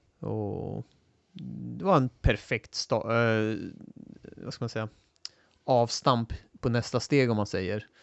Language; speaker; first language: Swedish; early bilingual, other home language; Turoyo